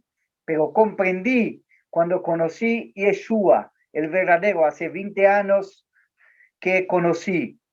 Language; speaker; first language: Spanish; non-native, learner; Portuguese